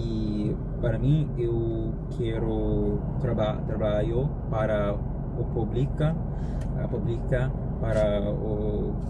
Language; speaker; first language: Portuguese; non-native, learner; English